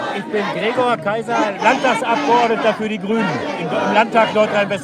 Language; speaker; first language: German; native; German